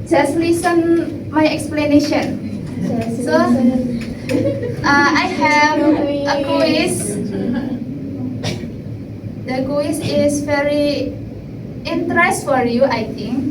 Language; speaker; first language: English; non-native, learner; Indonesian